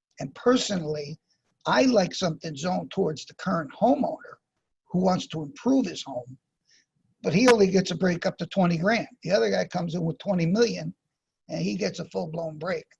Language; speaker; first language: English; native; English